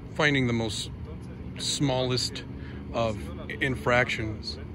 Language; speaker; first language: English; early bilingual, other home language; Spanish